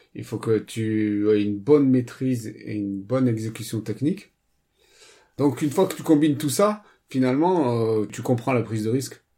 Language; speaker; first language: French; native; French